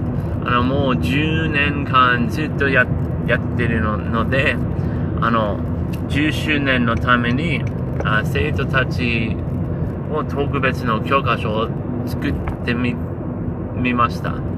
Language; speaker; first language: Japanese; non-native, learner; English